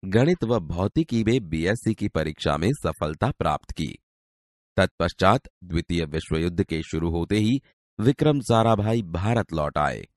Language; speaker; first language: Hindi; non-native, local second language; Gujarati